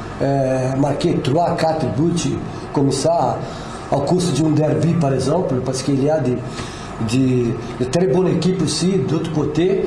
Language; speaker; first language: French; non-native, fluent; Portuguese